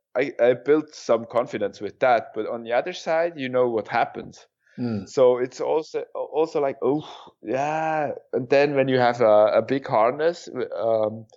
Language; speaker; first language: English; non-native, fluent; German